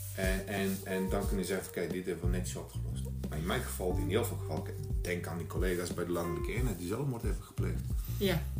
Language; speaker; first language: Dutch; non-native, fluent; Bosnian